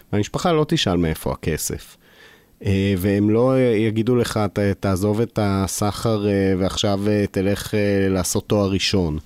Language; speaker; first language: Hebrew; native; Hebrew